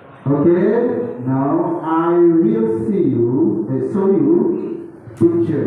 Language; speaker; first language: English; non-native, local second language; Indonesian